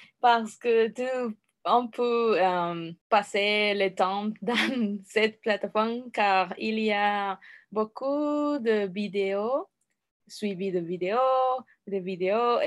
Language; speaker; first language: French; non-native, learner; Spanish